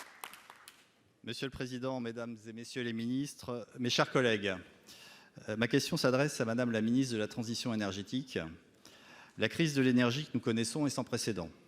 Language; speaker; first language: French; native; French